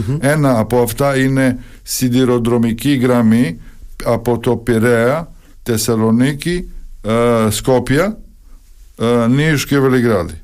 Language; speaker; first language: Greek; non-native, fluent; Serbian